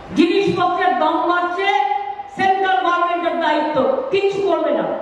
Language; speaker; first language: Bangla; native; Bangla